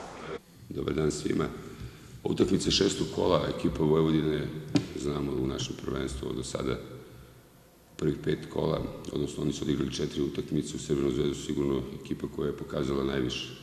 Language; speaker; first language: Bosnian; native; Bosnian